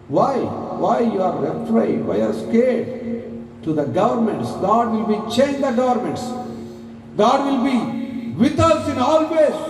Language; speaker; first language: English; non-native, local second language; Telugu